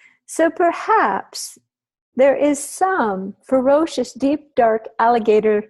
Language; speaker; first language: English; native; English